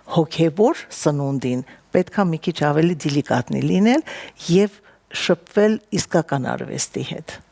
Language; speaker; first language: Armenian; native; Armenian